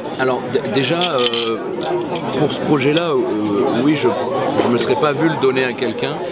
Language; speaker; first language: French; native; French